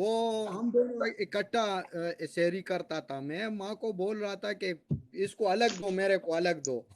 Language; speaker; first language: Hindi; non-native, local second language; Pashto